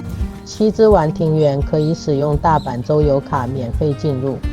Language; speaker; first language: Chinese; native; Chinese